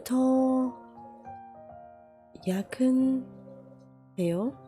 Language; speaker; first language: Korean; non-native, learner; English